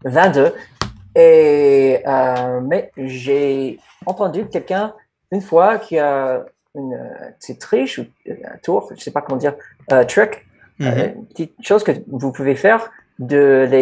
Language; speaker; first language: French; non-native, fluent; English